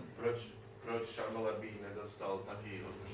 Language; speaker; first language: Czech; non-native, learner; English